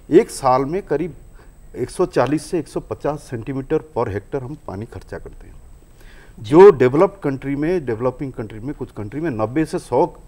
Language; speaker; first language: Hindi; non-native, local second language; Odia